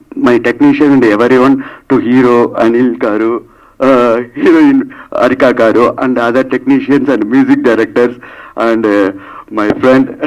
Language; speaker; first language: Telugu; non-native, learner; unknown